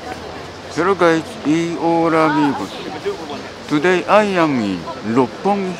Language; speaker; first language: English; non-native, learner; Japanese